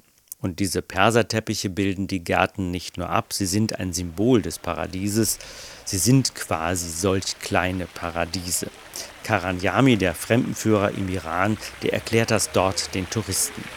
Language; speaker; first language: German; native; German